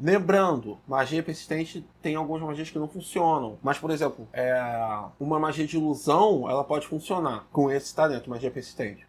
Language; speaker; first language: Portuguese; native; Portuguese